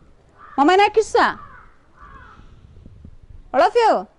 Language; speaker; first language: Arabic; non-native, fluent; Malayalam